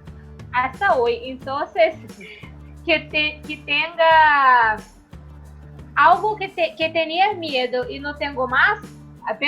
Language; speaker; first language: Spanish; non-native, learner; Portuguese